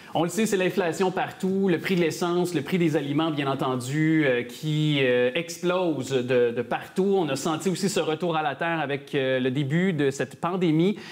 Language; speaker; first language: French; native; French